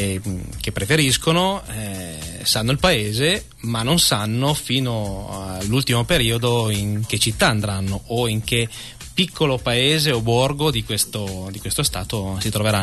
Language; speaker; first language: Italian; native; Italian